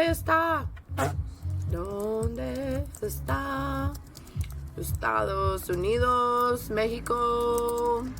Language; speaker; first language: Spanish; non-native, learner; English